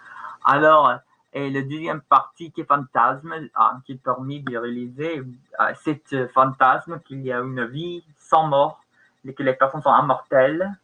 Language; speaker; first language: French; non-native, learner; English